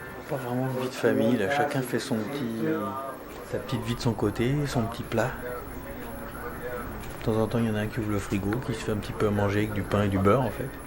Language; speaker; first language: French; native; French